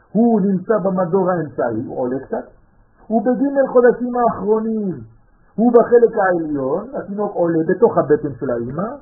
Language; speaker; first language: Hebrew; non-native, fluent; French